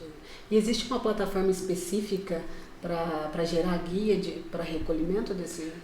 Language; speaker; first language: Portuguese; native; Portuguese